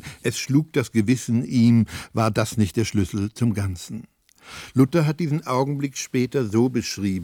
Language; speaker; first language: German; native; German